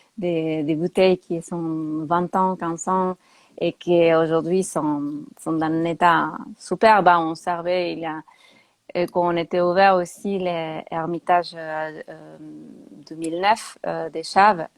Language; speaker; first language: French; non-native, fluent; Spanish